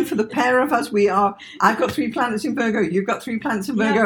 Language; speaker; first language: English; native; English